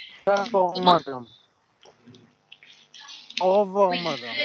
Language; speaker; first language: French; non-native, local second language; Arabic